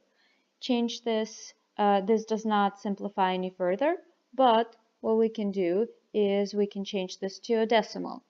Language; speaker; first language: English; non-native, fluent; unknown